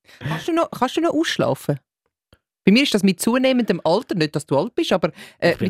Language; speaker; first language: German; native; German